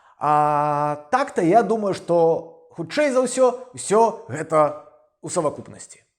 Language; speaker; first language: Belarusian; non-native, local second language; Russian